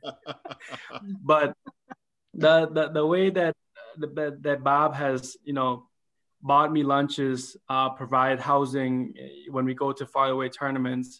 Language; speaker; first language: English; early bilingual, other home language; Khmer